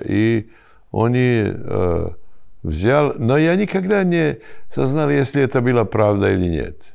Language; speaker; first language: Russian; non-native, learner; Serbian